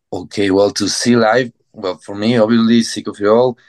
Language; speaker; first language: English; non-native, fluent; Spanish